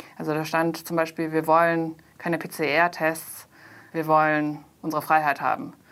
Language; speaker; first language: German; non-native, fluent; Chinese